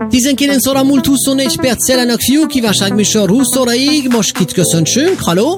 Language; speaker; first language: Hungarian; native; Hungarian